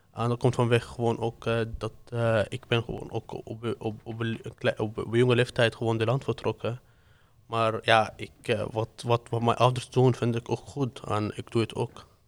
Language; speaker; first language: Dutch; non-native, fluent; Arabic